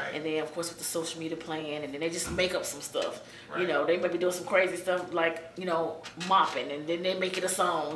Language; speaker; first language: English; native; English